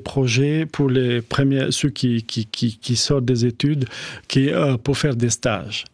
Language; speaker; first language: French; non-native, fluent; Albanian